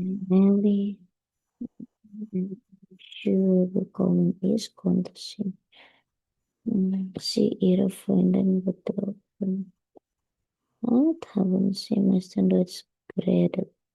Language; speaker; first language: German; non-native, learner; Indonesian